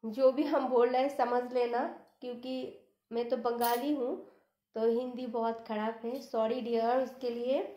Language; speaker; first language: Hindi; non-native, local second language; Bangla